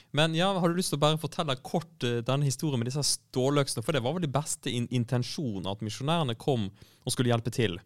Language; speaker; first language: Norwegian; native; Norwegian